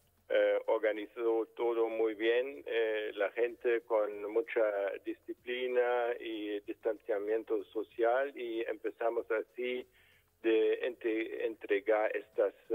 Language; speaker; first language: Spanish; non-native, fluent; German